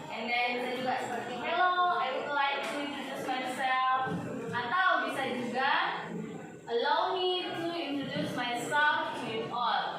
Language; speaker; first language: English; non-native, learner; Indonesian